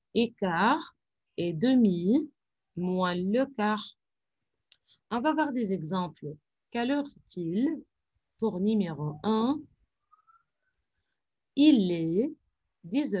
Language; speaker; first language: French; non-native, fluent; Arabic